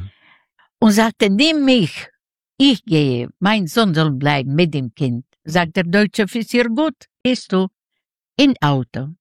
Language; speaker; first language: German; non-native, learner; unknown